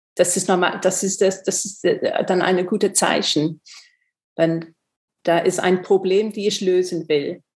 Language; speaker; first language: German; non-native, fluent; English